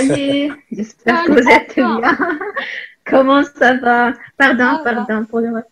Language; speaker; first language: French; non-native, local second language; Arabic